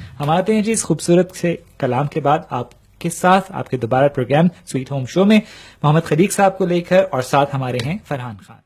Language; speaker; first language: Urdu; non-native, local second language; Punjabi